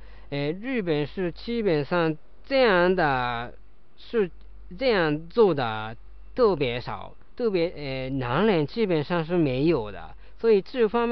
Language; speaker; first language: Chinese; non-native, learner; Japanese